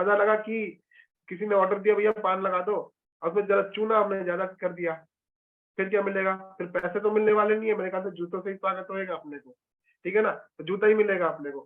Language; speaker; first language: Hindi; native; Hindi